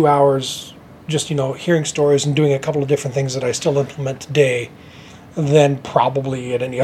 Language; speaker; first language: English; native; English